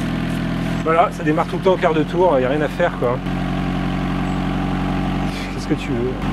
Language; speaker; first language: French; native; French